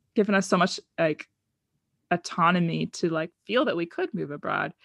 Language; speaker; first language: English; native; English